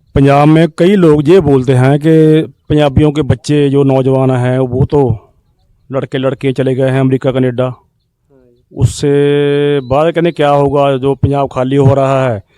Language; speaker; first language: Hindi; non-native, local second language; Punjabi